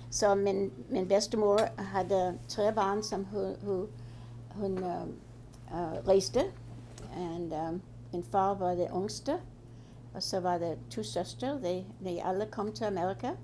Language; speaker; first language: Norwegian; early bilingual, heritage; Norwegian